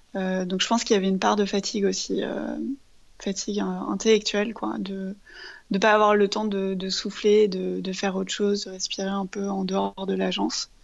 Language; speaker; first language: French; native; French